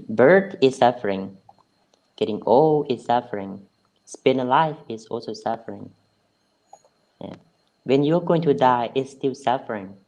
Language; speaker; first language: English; non-native, fluent; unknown